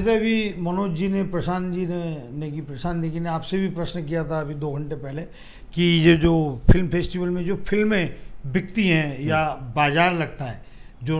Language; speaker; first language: Hindi; native; Hindi